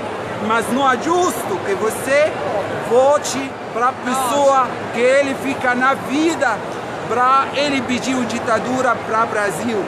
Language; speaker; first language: Portuguese; non-native, learner; Arabic